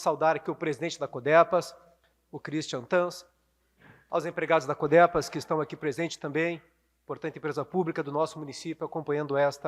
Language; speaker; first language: Portuguese; native; Portuguese